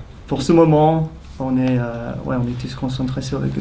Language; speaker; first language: French; non-native, fluent; English